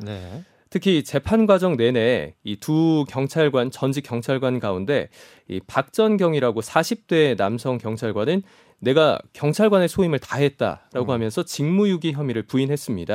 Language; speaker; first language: Korean; native; Korean